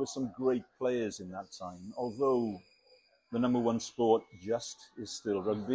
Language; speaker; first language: English; native; English